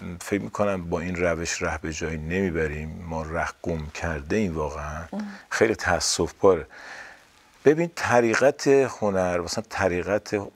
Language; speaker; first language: Persian; native; Persian